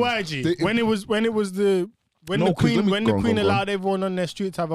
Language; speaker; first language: English; native; English